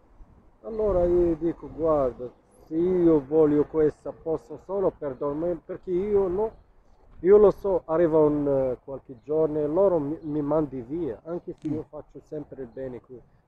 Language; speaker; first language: Italian; non-native, learner; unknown